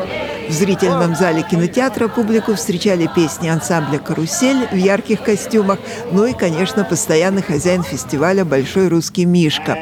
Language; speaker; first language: Russian; native; Russian